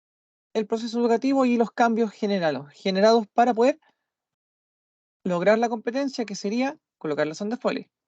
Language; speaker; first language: Spanish; native; Spanish